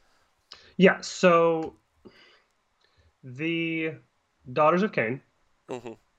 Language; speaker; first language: English; native; English